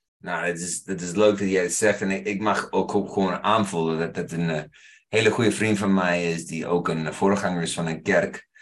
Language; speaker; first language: Dutch; non-native, fluent; English